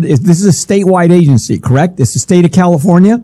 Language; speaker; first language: English; native; English